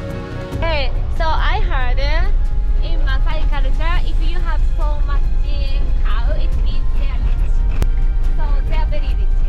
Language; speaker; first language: English; non-native, learner; Japanese